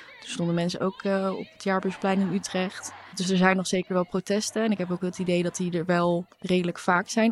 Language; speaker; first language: Dutch; native; Dutch